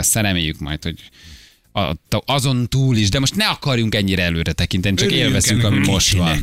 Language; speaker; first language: Hungarian; native; Hungarian